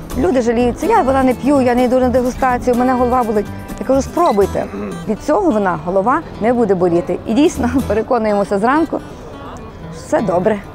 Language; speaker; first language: Ukrainian; native; Ukrainian